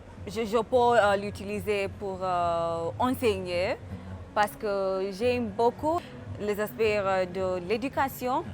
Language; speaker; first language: French; non-native, fluent; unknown